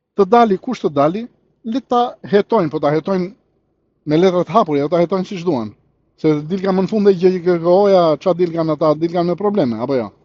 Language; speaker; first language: Albanian; early bilingual, heritage; Albanian